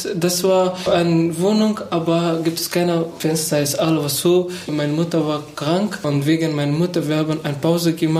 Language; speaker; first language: German; non-native, learner; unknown